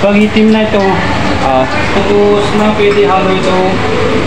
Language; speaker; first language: Filipino; non-native, learner; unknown